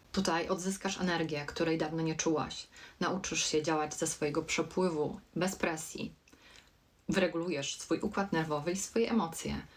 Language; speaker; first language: Polish; native; Polish